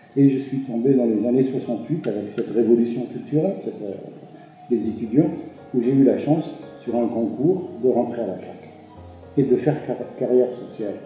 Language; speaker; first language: French; non-native, local second language; Arabic